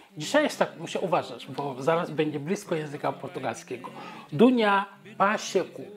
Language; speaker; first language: Polish; non-native, fluent; Wolof